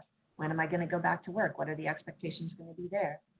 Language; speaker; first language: English; native; English